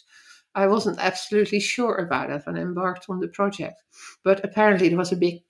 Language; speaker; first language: English; non-native, fluent; Dutch